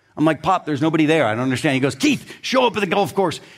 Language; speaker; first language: English; native; English